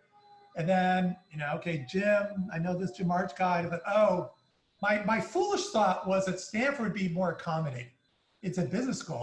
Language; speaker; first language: English; native; English